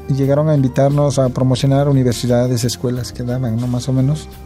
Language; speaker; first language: Spanish; non-native, local second language; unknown